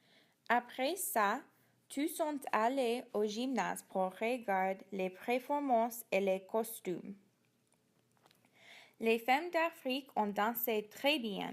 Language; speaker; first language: French; non-native, learner; English